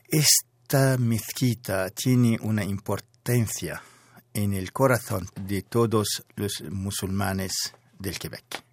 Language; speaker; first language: Spanish; non-native, fluent; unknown